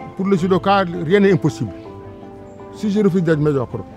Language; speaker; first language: French; non-native, local second language; Wolof